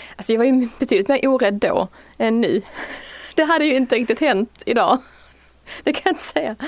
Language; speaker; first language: Swedish; native; Swedish